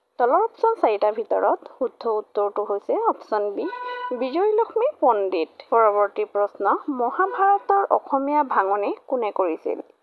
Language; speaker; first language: Assamese; native; Assamese